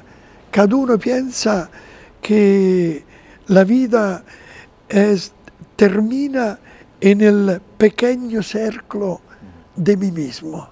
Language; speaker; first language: Spanish; non-native, fluent; Italian